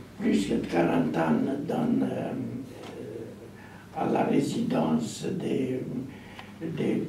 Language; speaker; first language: French; non-native, learner; Romanian